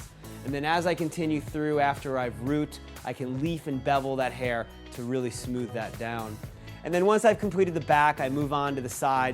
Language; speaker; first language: English; native; English